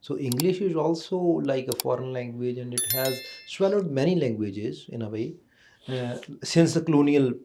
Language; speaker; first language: English; non-native, local second language; Punjabi